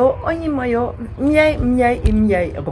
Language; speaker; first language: Polish; non-native, learner; Dutch